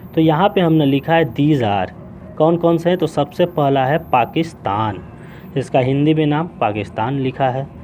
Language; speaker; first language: Hindi; native; Hindi